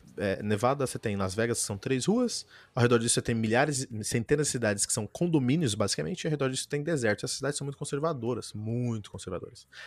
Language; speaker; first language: Portuguese; early bilingual, heritage; Portuguese